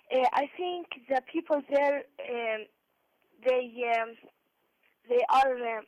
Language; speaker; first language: English; non-native, learner; Arabic